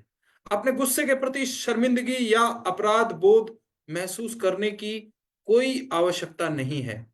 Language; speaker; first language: Hindi; native; Hindi